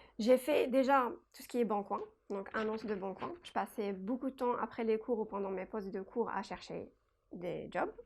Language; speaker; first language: French; non-native, local second language; Kabyle